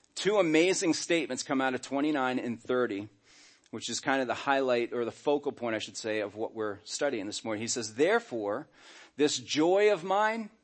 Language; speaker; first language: English; native; English